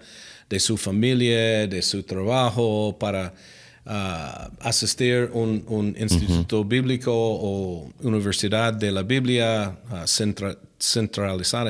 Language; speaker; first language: Spanish; non-native, fluent; English